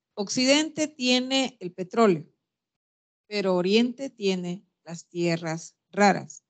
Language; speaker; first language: Spanish; native; Spanish